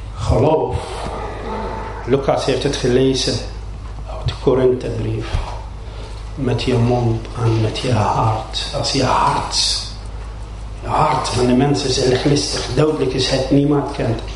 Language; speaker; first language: Dutch; non-native, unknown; Arabic